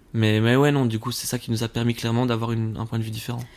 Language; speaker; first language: French; native; French